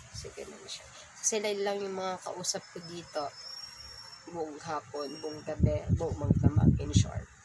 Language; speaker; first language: Filipino; non-native, local second language; Bikol